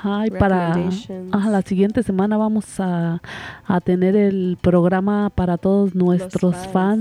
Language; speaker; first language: Spanish; native; Spanish